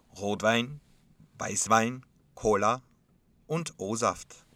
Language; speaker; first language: German; native; German